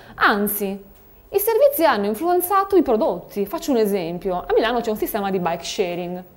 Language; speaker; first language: Italian; native; Italian